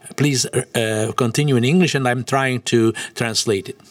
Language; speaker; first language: English; non-native, learner; Hungarian